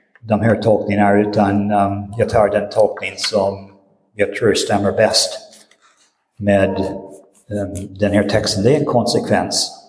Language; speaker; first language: Swedish; non-native, fluent; English